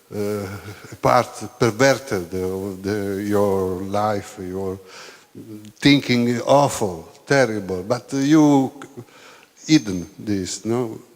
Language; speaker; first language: English; non-native, learner; Italian